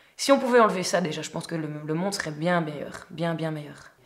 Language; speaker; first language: French; native; French